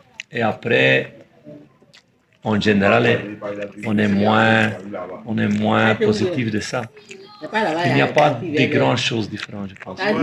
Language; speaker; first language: French; non-native, fluent; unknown